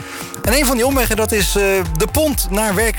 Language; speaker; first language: Dutch; native; Dutch